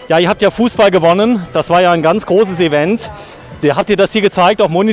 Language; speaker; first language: German; native; German